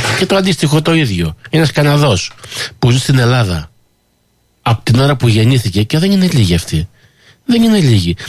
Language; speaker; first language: Greek; early bilingual, heritage; Greek